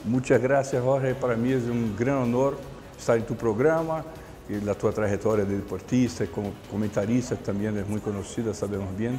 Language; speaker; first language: Spanish; non-native, fluent; Portuguese